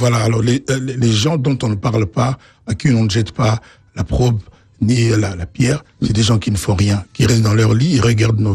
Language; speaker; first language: French; non-native, local second language; Lingala